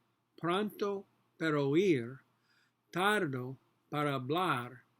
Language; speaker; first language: Spanish; non-native, learner; English